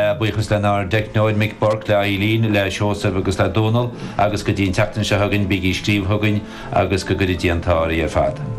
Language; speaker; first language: Irish; native; Irish